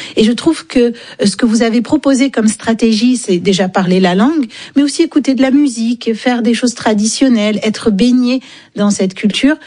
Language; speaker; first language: French; native; French